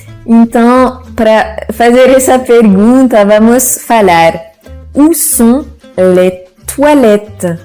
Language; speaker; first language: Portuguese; non-native, fluent; French